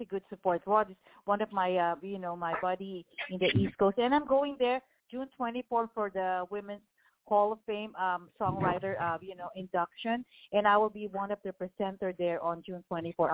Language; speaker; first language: English; non-native, local second language; Filipino